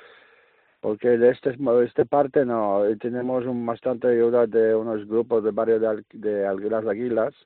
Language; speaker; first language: Spanish; non-native, learner; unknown